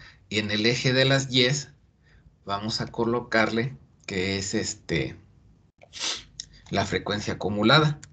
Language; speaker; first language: Spanish; native; Spanish